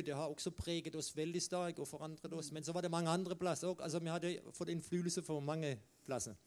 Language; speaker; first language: Norwegian; non-native, fluent; German